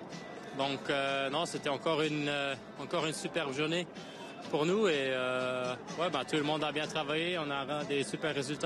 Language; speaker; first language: French; non-native, local second language; Luxembourgish